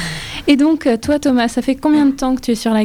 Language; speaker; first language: French; native; French